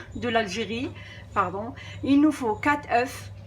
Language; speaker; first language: French; non-native, local second language; Arabic